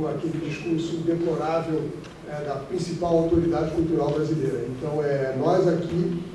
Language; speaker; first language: Portuguese; native; Portuguese